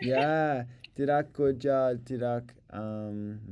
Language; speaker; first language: Indonesian; non-native, learner; English